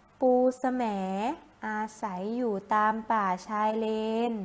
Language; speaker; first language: Thai; native; Thai